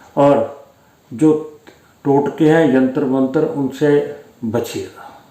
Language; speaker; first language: Hindi; non-native, local second language; Punjabi